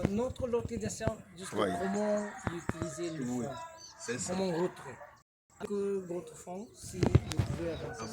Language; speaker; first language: French; non-native, fluent; Japanese